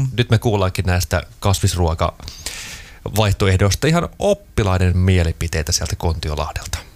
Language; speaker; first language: Finnish; native; Finnish